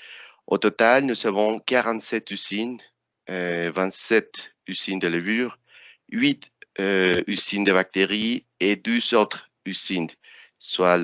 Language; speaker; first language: French; non-native, fluent; Spanish